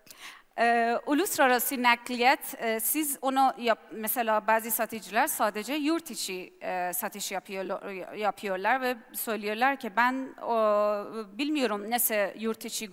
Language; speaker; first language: Turkish; non-native, learner; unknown